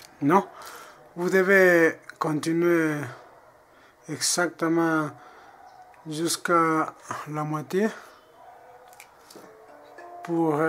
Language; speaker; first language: French; non-native, learner; Spanish